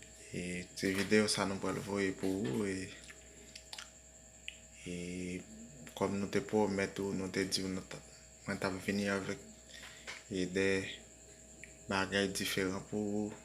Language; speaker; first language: French; non-native, learner; Haitian Creole